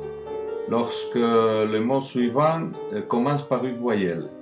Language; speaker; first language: French; non-native, learner; Spanish